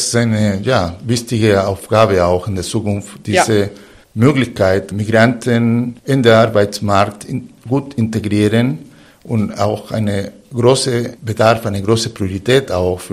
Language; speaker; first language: German; non-native, fluent; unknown